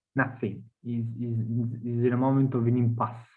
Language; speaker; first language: English; non-native, fluent; Italian